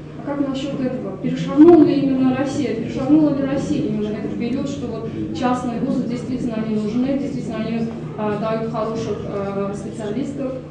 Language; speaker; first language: Russian; non-native, local second language; Azerbaijani